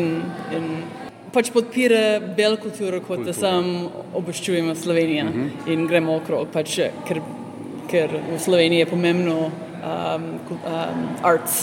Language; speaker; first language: Slovenian; early bilingual, heritage; Slovenian